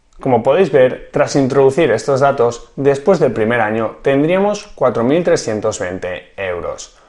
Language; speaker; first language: Spanish; native; Spanish